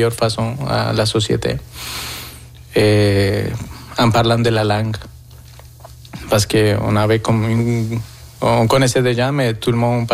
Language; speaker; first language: French; non-native, fluent; Spanish